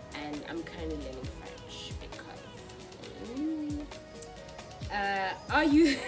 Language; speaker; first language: English; non-native, local second language; Xhosa